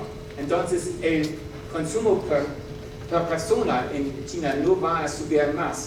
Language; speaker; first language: Spanish; non-native, learner; German